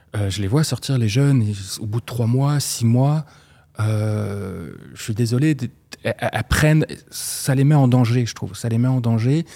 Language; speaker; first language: French; native; French